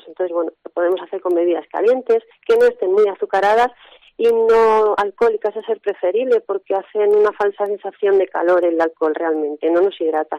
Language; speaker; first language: Spanish; native; Spanish